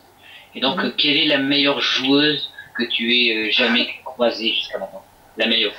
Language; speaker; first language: French; native; French